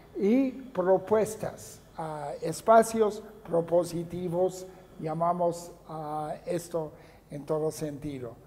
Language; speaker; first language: Spanish; non-native, fluent; English